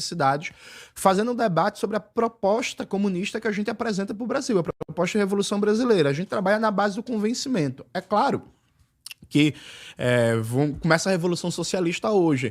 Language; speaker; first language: Portuguese; native; Portuguese